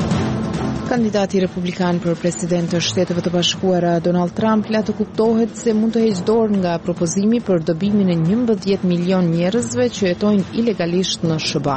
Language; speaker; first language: Albanian; native; Albanian